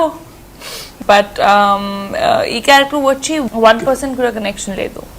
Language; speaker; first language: Telugu; non-native, fluent; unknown